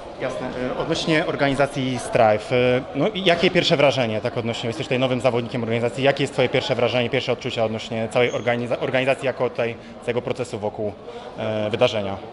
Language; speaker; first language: Polish; native; Polish